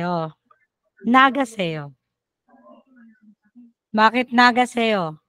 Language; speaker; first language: Korean; non-native, fluent; Filipino